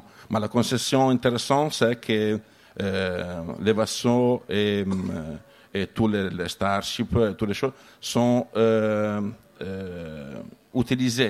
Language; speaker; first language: French; non-native, learner; Italian